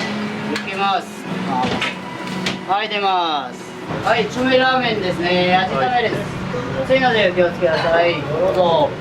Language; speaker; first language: Japanese; native; Japanese